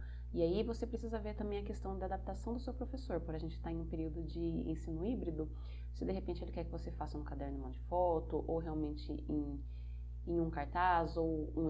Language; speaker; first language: Portuguese; native; Portuguese